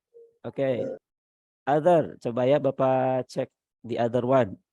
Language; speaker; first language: English; non-native, learner; Indonesian